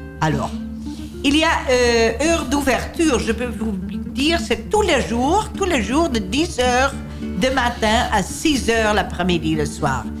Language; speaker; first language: French; non-native, learner; Dutch